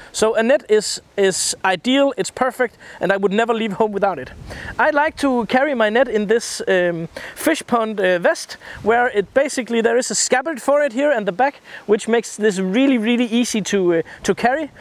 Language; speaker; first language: English; non-native, fluent; Danish